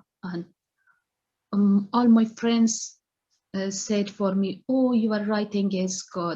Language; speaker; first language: English; non-native, learner; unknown